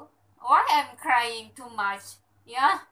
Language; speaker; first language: English; non-native, learner; Indonesian